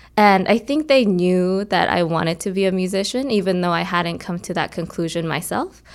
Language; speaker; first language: English; early bilingual, other home language; Korean